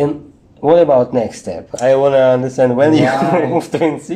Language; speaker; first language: English; non-native, learner; Russian